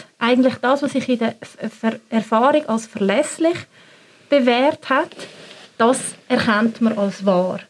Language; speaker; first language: German; native; German